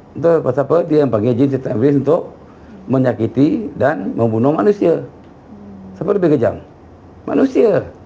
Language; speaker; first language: Malay; native; Malay